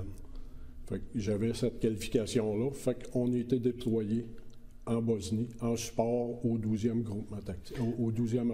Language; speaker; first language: French; native; French